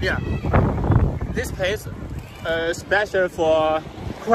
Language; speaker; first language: English; non-native, learner; Chinese